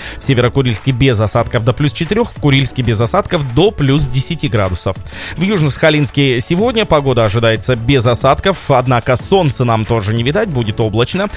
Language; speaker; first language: Russian; native; Russian